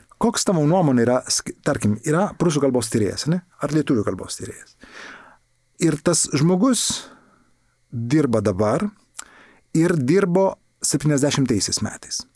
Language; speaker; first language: Lithuanian; non-native, fluent; Italian